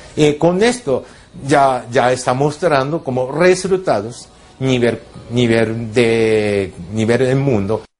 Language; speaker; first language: Spanish; non-native, fluent; Japanese